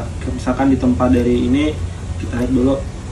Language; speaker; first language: Indonesian; non-native, local second language; Banjar